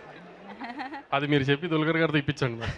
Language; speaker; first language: Telugu; native; Telugu